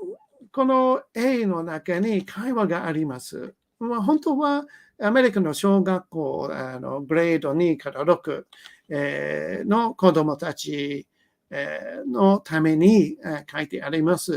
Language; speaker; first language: Japanese; non-native, learner; English